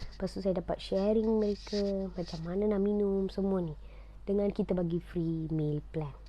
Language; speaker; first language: Malay; non-native, local second language; Tamil